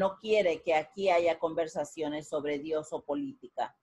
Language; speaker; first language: Spanish; native; Spanish